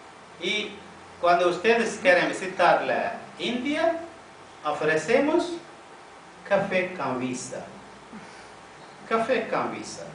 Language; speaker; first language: Spanish; non-native, fluent; Tamil